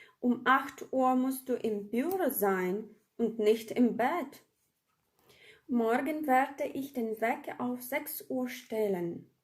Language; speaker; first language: German; non-native, fluent; Ukrainian